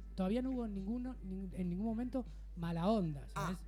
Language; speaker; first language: Spanish; native; Spanish